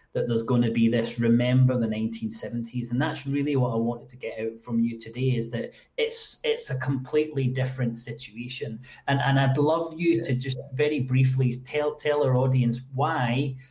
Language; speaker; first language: English; native; English